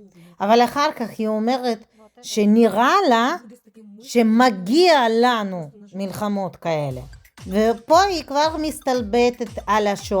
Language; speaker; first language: Hebrew; non-native, fluent; Russian